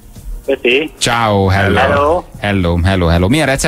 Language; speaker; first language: Hungarian; native; Hungarian